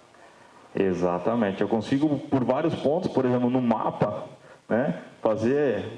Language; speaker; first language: Portuguese; native; Portuguese